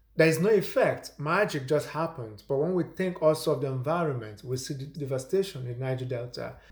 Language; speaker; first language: English; non-native, local second language; Igbo